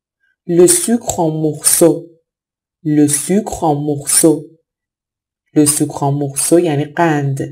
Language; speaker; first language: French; non-native, fluent; Persian